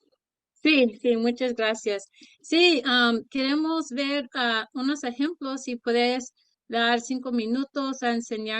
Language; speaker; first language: Spanish; early bilingual, heritage; Spanish